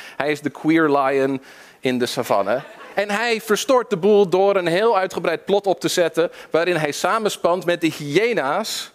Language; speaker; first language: Dutch; early bilingual, other home language; English